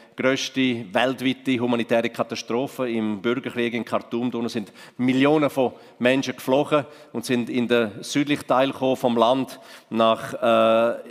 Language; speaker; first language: German; non-native, local second language; Romansh